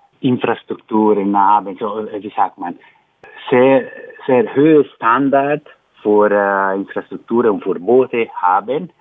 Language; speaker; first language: German; non-native, learner; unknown